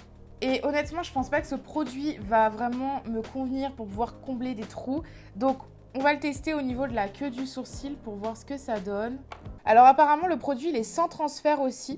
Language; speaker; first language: French; native; French